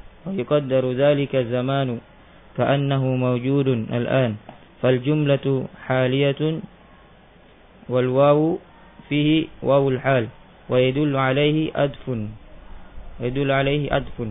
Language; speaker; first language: Arabic; non-native, fluent; Indonesian